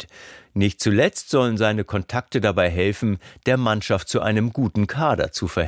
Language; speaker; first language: German; native; German